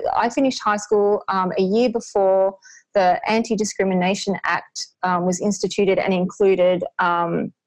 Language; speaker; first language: English; native; English